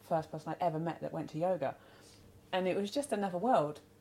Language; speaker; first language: English; native; English